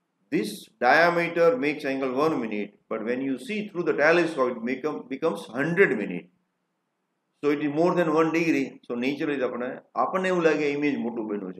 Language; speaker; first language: English; non-native, local second language; Gujarati